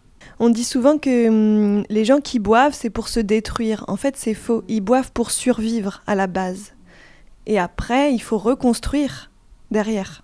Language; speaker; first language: French; native; French